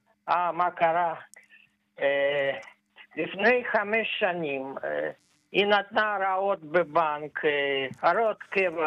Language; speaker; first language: Hebrew; non-native, fluent; Russian